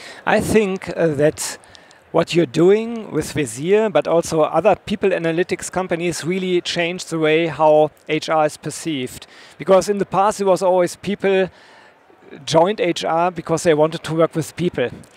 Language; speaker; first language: English; non-native, fluent; German